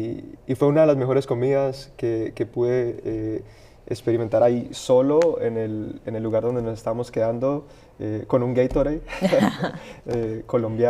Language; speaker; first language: Spanish; early bilingual, heritage; Spanish